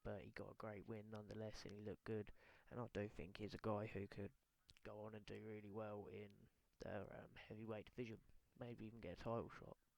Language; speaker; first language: English; native; English